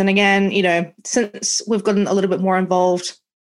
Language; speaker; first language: English; native; English